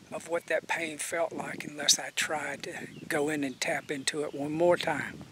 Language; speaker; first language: English; native; English